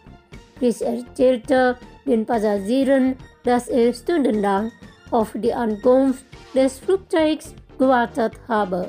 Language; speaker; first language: German; non-native, fluent; Indonesian